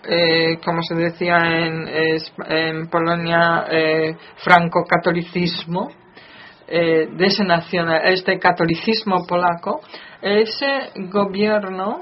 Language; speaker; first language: Spanish; non-native, fluent; Polish